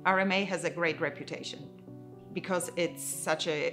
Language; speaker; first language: English; non-native, fluent; Polish